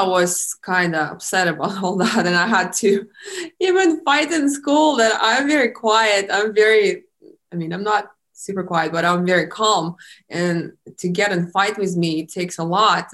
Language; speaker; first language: English; non-native, fluent; Russian